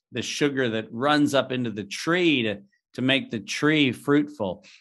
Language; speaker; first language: English; native; English